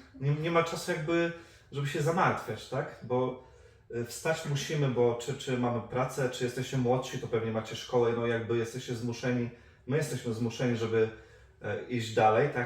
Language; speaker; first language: Polish; native; Polish